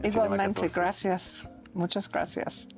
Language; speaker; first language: Spanish; non-native, learner; English